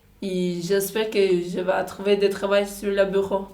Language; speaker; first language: French; non-native, learner; Albanian